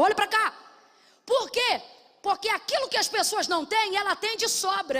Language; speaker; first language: Portuguese; native; Portuguese